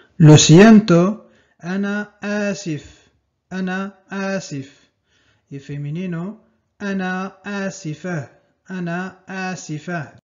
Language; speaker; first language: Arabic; non-native, fluent; Spanish